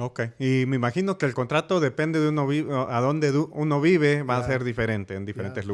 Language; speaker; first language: Spanish; early bilingual, heritage; English